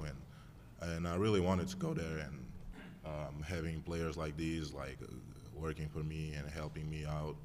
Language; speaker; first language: English; non-native, fluent; Portuguese